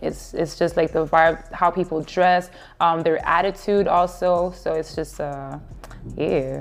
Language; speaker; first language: English; early bilingual, other home language; Haitian Creole